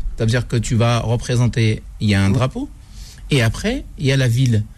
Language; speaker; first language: French; non-native, local second language; Arabic